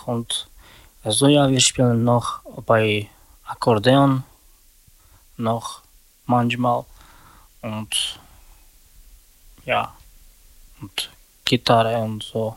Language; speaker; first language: German; non-native, learner; Romany